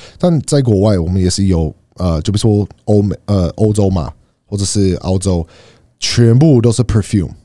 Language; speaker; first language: Chinese; non-native, fluent; English